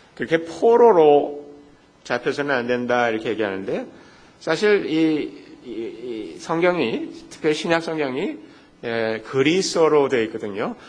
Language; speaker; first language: Korean; native; Korean